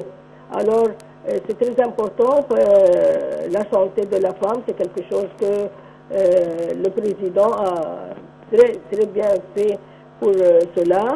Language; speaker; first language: French; non-native, local second language; Arabic